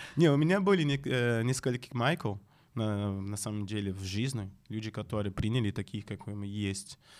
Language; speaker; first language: Russian; non-native, fluent; Portuguese